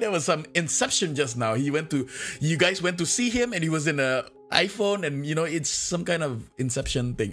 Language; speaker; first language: English; non-native, fluent; Indonesian